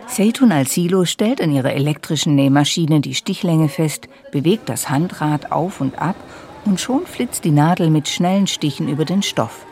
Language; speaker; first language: German; native; German